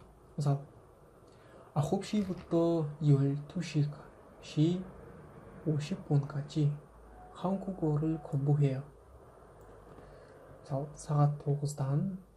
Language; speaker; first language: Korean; non-native, fluent; Kazakh